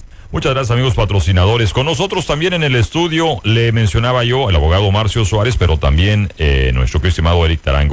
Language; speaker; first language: Spanish; native; Spanish